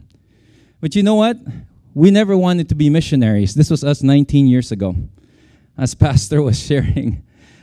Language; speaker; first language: English; non-native, local second language; Filipino